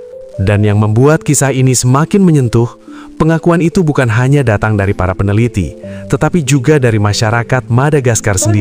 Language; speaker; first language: Indonesian; native; Indonesian